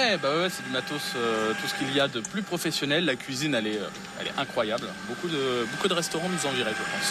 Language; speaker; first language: French; native; French